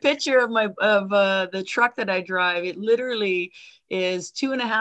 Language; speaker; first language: English; non-native, fluent; French